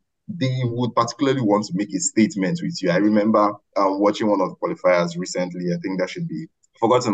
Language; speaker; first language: English; non-native, local second language; Igbo